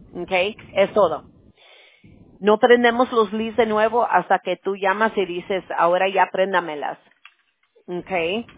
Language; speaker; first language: Spanish; early bilingual, heritage; Spanish